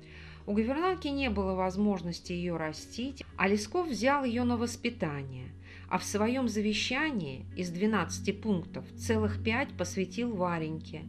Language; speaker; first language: Russian; native; Russian